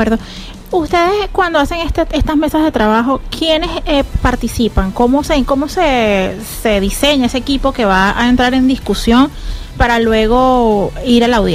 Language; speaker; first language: Spanish; native; Spanish